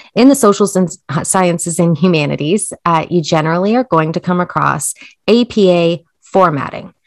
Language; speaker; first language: English; native; English